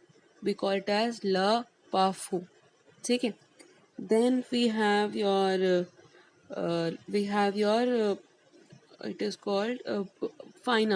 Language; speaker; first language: English; non-native, local second language; Hindi